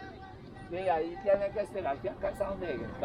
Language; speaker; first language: Spanish; native; Spanish